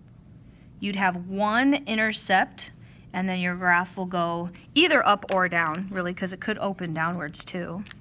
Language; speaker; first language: English; native; English